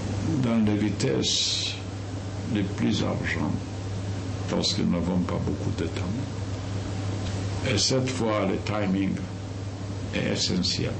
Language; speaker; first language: French; non-native, fluent; Yiddish